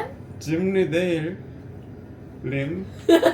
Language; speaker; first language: Turkish; non-native, fluent; Korean